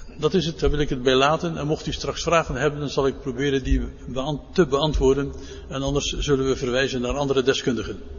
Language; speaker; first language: Dutch; native; Dutch